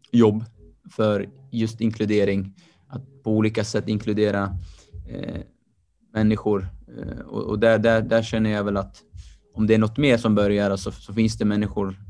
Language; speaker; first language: Swedish; early bilingual, other home language; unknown